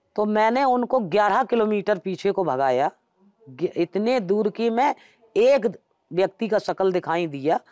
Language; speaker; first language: Hindi; native; Hindi